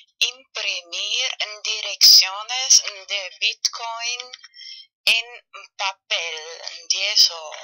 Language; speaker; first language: Spanish; non-native, fluent; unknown